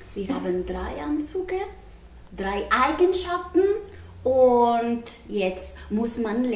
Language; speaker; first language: German; non-native, learner; Italian